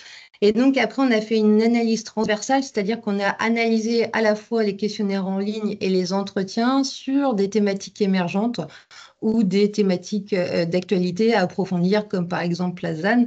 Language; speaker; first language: French; native; French